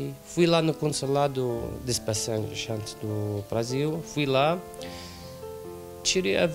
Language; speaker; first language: Portuguese; non-native, learner; Arabic